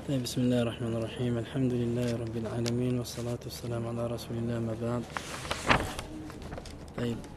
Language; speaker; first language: Arabic; early bilingual, heritage; Arabic